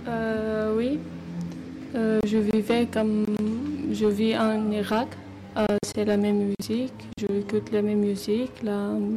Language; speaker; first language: French; non-native, learner; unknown